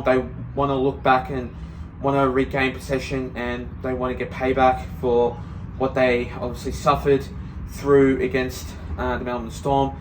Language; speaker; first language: English; native; English